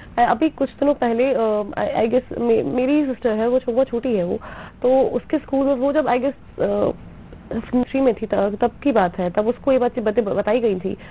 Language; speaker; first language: Hindi; native; Hindi